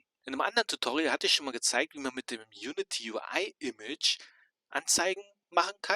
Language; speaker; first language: German; native; German